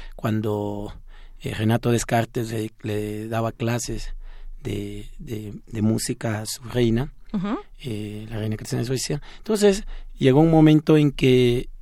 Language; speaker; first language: Spanish; non-native, local second language; Zapotec